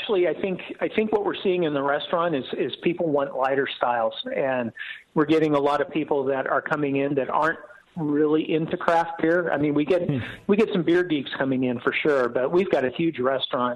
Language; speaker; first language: English; native; English